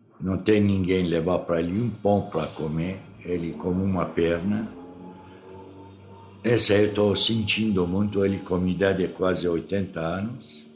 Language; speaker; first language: Portuguese; non-native, fluent; Arabic